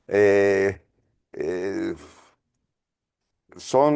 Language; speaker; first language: French; non-native, fluent; Spanish